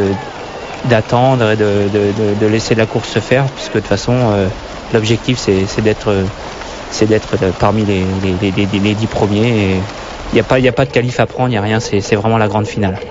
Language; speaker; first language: French; native; French